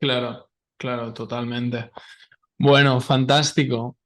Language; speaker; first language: Spanish; non-native, fluent; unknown